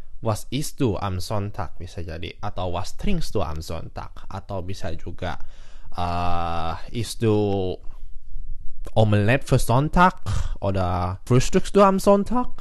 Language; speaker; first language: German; non-native, learner; Indonesian